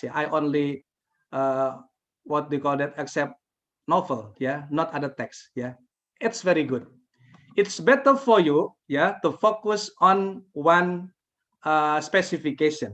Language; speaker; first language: English; non-native, fluent; Indonesian